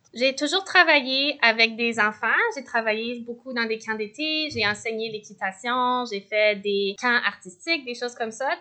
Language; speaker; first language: French; native; French